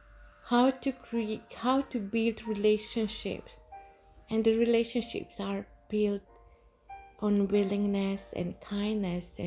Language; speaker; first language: English; non-native, fluent; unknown